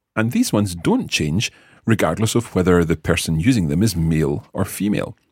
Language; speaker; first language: English; native; English